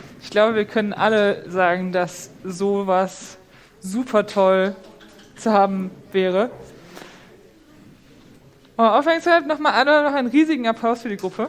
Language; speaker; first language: German; native; German